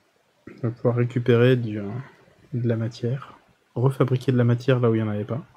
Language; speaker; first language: French; native; French